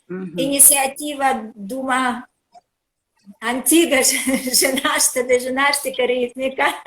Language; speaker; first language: Portuguese; non-native, learner; Russian